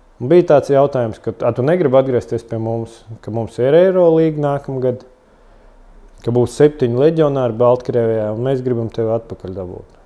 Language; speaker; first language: Latvian; non-native, local second language; Russian